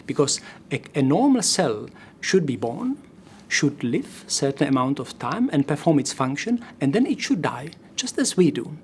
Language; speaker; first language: English; non-native, fluent; Czech